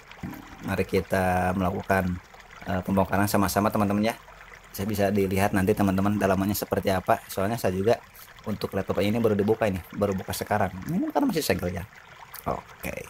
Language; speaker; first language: Indonesian; native; Indonesian